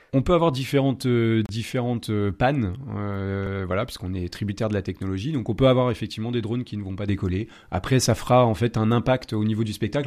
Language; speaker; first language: French; native; French